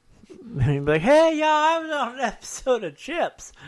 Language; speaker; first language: English; native; English